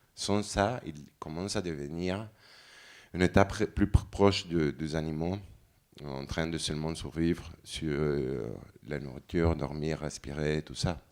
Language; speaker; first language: French; non-native, fluent; Spanish